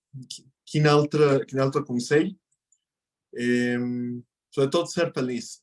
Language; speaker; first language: Catalan; non-native, fluent; Spanish